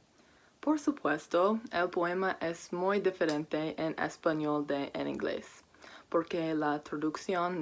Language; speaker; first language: Spanish; non-native, learner; English